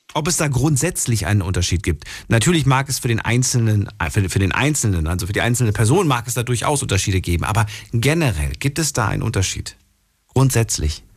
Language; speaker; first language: German; native; German